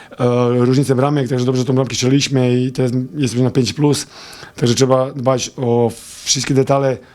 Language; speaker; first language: Polish; non-native, fluent; Serbian